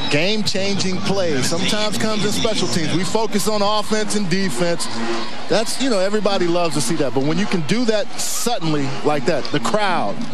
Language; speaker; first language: English; native; English